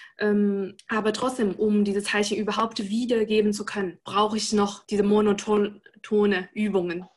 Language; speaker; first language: German; non-native, fluent; Chinese